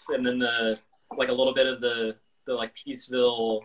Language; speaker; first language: English; native; English